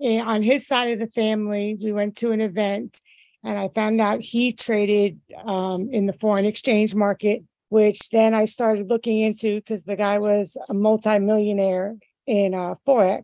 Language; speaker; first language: English; native; English